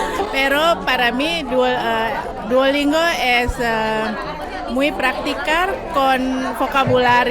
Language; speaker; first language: Spanish; non-native, learner; Indonesian